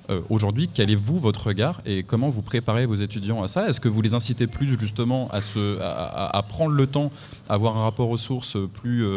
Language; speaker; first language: French; native; French